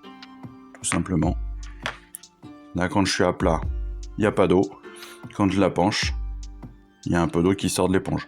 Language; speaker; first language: French; native; French